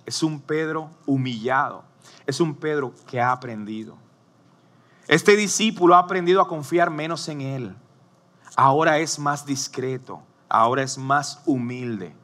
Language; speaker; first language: Spanish; native; Spanish